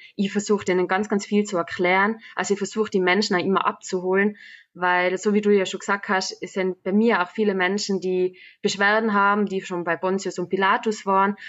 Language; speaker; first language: German; native; German